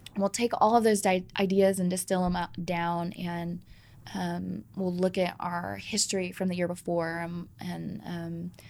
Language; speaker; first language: English; native; English